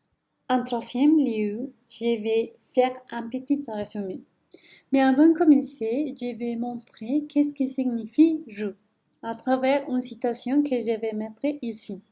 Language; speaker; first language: French; non-native, learner; Spanish